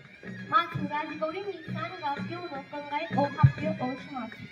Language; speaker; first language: Japanese; non-native, learner; Marathi